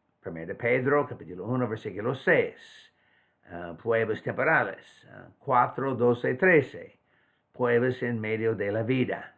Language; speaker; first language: Spanish; non-native, fluent; English